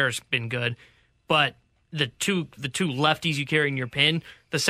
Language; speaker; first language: English; native; English